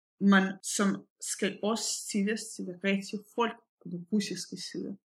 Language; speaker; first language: Danish; non-native, fluent; Russian